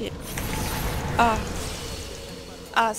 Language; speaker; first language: Russian; non-native, learner; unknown